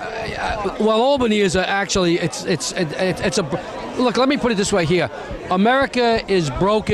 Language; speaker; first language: English; native; English